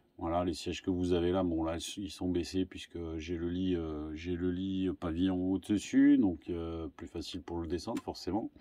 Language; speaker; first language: French; native; French